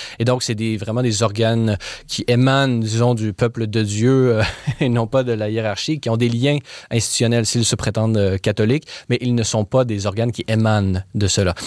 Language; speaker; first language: French; native; French